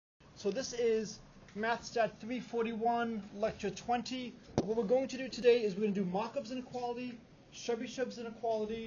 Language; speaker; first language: English; native; English